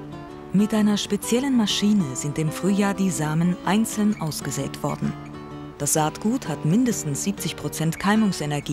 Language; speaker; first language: German; native; German